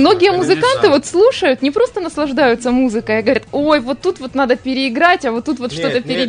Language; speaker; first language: Russian; native; Russian